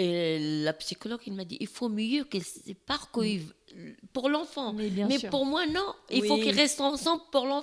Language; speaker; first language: French; non-native, learner; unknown